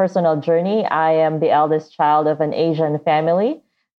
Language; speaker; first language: English; non-native, local second language; Cebuano